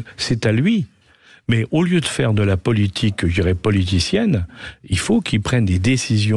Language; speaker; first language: French; native; French